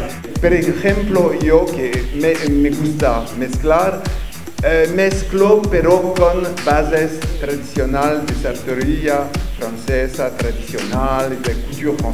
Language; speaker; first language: Spanish; non-native, learner; French